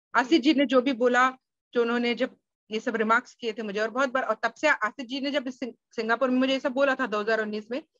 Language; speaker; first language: Hindi; native; Hindi